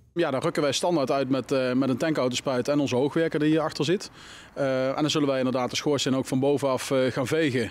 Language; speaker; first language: Dutch; native; Dutch